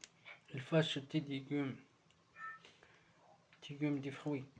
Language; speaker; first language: French; non-native, learner; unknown